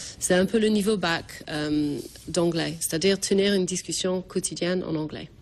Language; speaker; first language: French; non-native, fluent; English